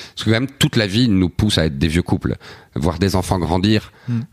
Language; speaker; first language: French; native; French